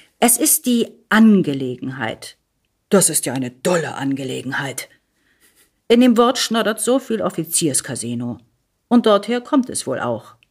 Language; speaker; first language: German; early bilingual, other home language; Italian